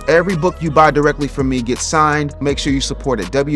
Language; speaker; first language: English; native; English